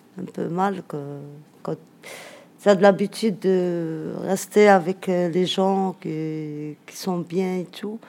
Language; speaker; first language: French; non-native, fluent; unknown